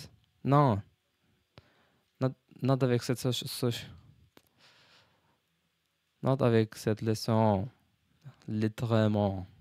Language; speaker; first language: French; non-native, learner; English